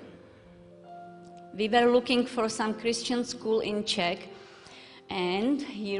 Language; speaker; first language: English; non-native, learner; Czech